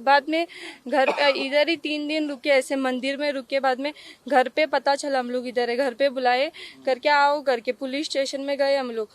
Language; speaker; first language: Hindi; non-native, local second language; Marathi